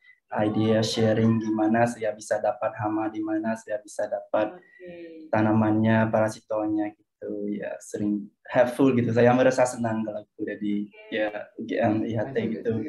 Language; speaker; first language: Indonesian; non-native, fluent; Khmer